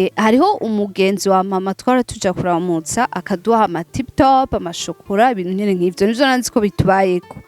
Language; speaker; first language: Rundi; non-native, local second language; Swahili